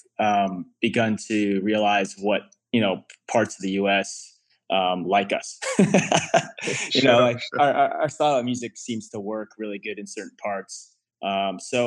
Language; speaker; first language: English; native; English